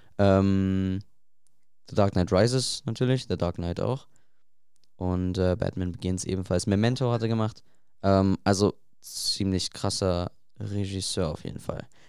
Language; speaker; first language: German; native; German